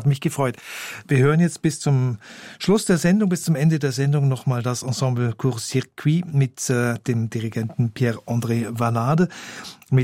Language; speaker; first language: German; native; German